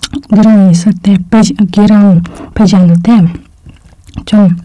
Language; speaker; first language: Korean; non-native, fluent; Indonesian